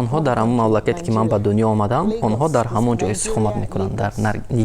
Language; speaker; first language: Persian; non-native, fluent; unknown